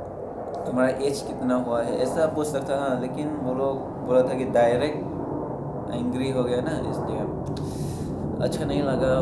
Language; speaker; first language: Hindi; non-native, local second language; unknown